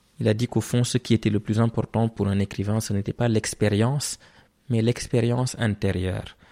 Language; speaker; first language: French; non-native, local second language; Serer